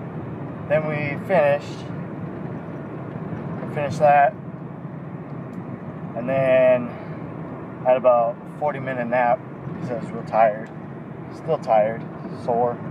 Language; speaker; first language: English; native; English